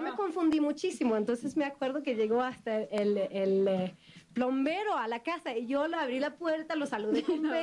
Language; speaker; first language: Spanish; non-native, fluent; Swedish